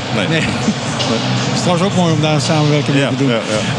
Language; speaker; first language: Dutch; native; Dutch